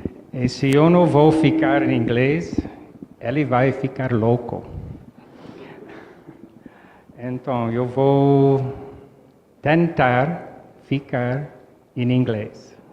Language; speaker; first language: Portuguese; non-native, learner; English